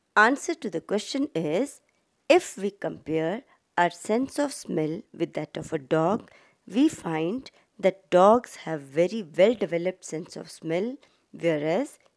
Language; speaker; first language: Hindi; native; Hindi